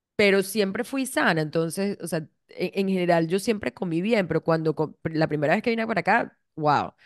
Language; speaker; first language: Spanish; native; Spanish